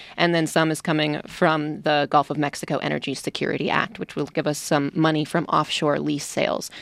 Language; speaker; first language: English; native; English